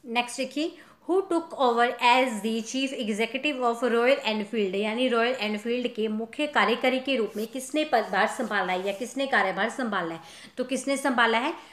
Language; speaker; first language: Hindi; non-native, local second language; Punjabi